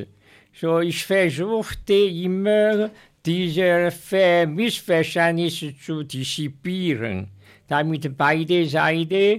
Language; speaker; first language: German; non-native, learner; Chinese